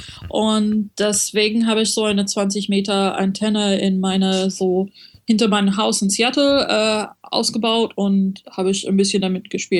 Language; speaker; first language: German; non-native, fluent; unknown